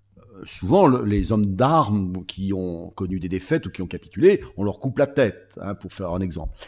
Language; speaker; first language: French; native; French